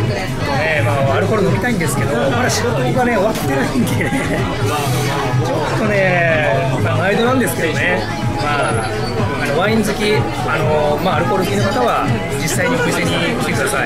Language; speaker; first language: Japanese; native; Japanese